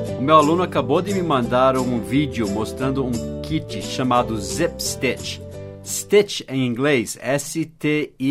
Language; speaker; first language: Portuguese; non-native, fluent; English